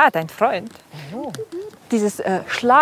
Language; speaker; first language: German; non-native, fluent; Kyrgyz